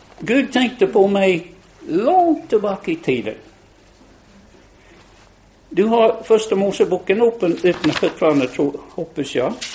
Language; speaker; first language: Swedish; non-native, fluent; English